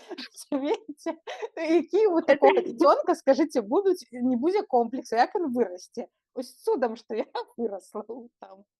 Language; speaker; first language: Belarusian; non-native, local second language; Russian